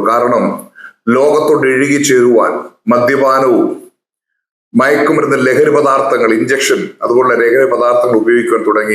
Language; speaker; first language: Malayalam; native; Malayalam